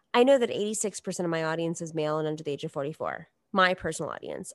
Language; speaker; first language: English; native; English